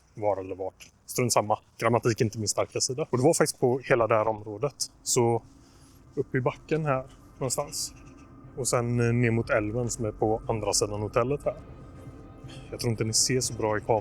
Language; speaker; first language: Swedish; native; Swedish